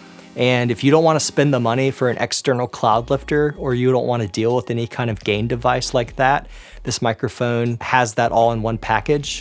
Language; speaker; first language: English; native; English